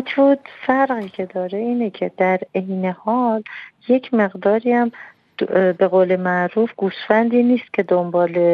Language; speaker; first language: Persian; non-native, local second language; Armenian